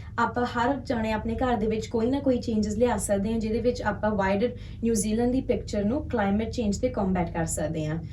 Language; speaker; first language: Punjabi; early bilingual, heritage; Punjabi